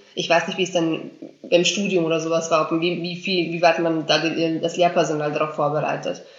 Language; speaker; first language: German; early bilingual, other home language; Bosnian